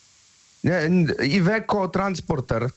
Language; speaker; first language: German; non-native, learner; Polish